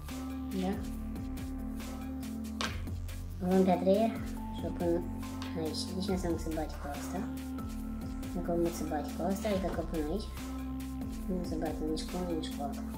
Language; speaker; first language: Romanian; non-native, learner; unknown